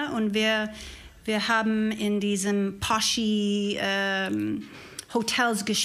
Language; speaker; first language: German; non-native, learner; English